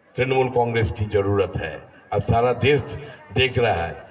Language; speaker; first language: Hindi; non-native, local second language; Bangla